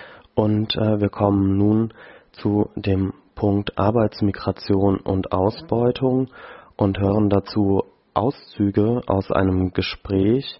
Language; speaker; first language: German; native; German